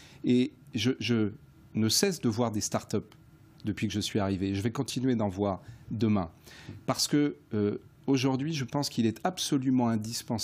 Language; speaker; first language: French; native; French